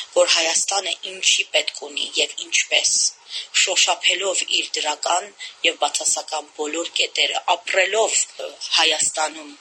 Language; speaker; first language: Armenian; early bilingual, heritage; Armenian